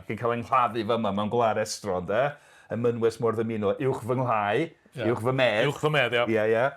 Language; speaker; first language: Welsh; native; Welsh